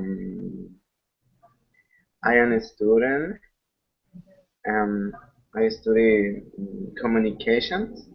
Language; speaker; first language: English; non-native, learner; Spanish